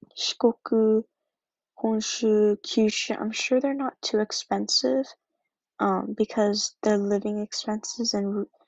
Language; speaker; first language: English; early bilingual, other home language; Japanese